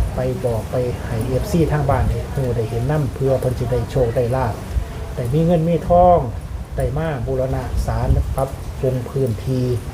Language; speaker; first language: Thai; native; Thai